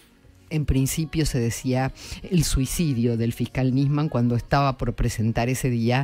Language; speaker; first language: Spanish; native; Spanish